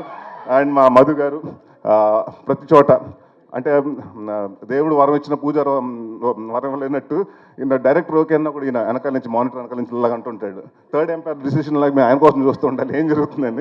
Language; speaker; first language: Telugu; native; Telugu